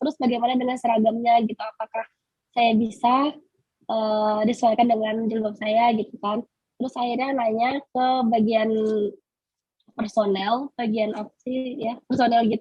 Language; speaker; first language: Indonesian; native; Indonesian